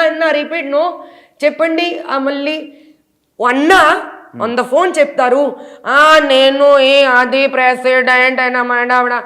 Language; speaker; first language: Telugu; non-native, learner; Hindi